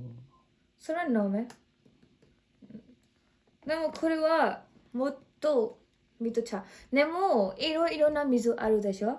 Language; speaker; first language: Japanese; non-native, learner; Nepali